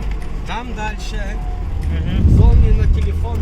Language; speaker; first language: Russian; native; Russian